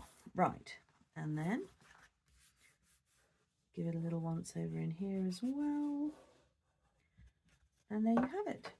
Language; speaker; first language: English; native; English